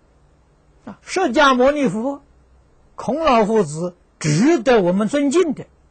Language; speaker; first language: Chinese; native; Chinese